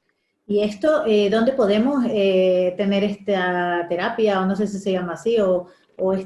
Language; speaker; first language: Spanish; native; Spanish